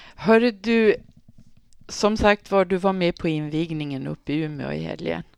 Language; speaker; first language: Swedish; native; Swedish